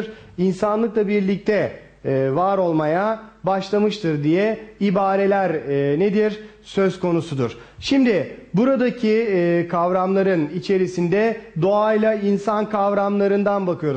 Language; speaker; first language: Turkish; native; Turkish